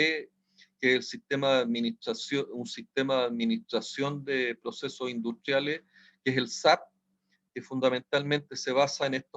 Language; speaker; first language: Spanish; native; Spanish